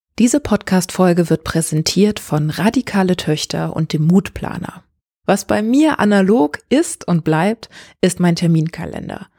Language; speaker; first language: German; native; German